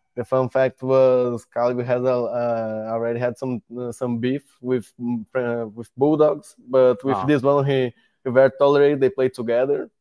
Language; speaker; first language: English; non-native, learner; Portuguese